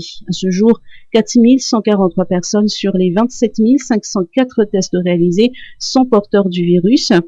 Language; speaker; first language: French; non-native, local second language; Malagasy